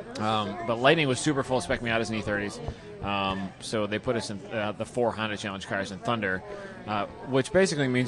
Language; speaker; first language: English; native; English